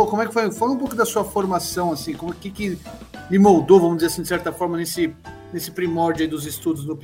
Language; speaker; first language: Portuguese; native; Portuguese